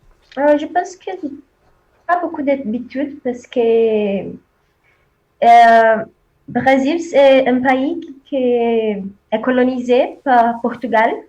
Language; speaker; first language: French; non-native, learner; Portuguese